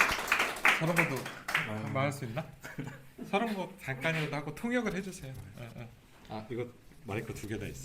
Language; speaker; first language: Korean; native; Korean